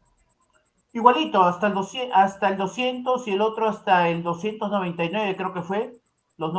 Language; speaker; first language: Spanish; native; Spanish